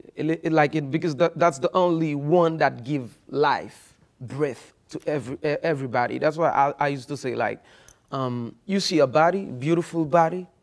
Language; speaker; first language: English; non-native, fluent; Haitian Creole